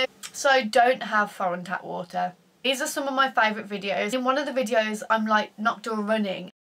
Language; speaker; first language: English; native; English